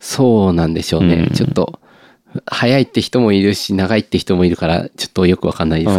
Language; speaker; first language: Japanese; native; Japanese